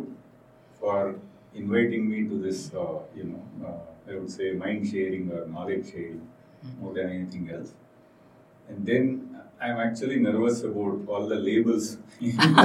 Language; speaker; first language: English; non-native, local second language; Kannada